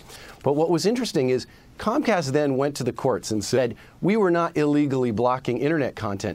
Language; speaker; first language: English; native; English